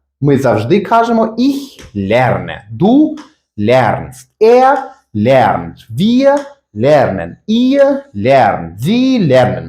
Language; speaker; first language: German; non-native, fluent; Ukrainian